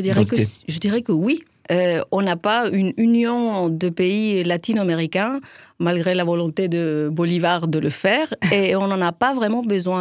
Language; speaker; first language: French; non-native, fluent; Spanish